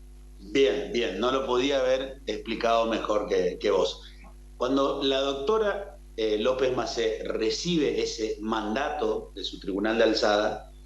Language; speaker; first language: Spanish; native; Spanish